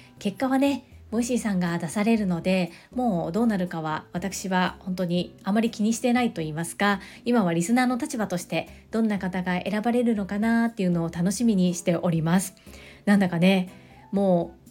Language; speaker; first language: Japanese; native; Japanese